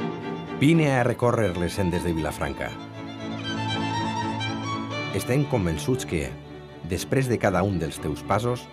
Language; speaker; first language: Catalan; native; Catalan